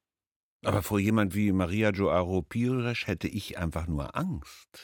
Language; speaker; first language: German; native; German